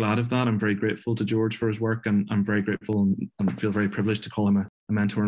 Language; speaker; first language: English; native; English